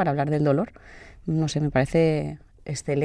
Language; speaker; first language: Spanish; native; Spanish